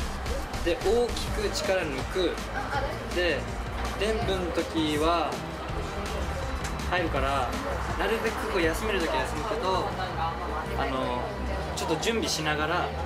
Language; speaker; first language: Japanese; native; Japanese